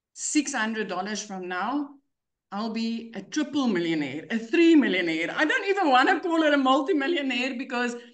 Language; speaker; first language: English; non-native, local second language; Afrikaans